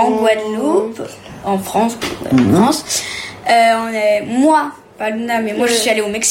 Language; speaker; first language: French; early bilingual, heritage; French